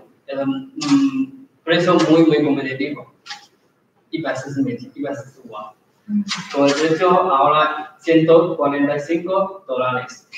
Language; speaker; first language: Spanish; non-native, learner; Chinese